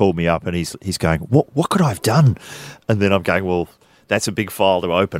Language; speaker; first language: English; native; English